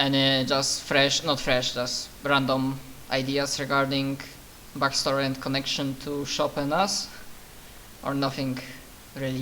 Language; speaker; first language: English; non-native, fluent; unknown